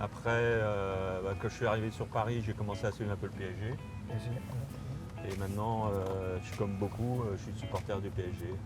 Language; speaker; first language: French; native; French